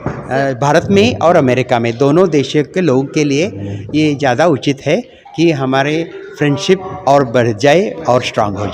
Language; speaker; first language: Hindi; non-native, local second language; Marathi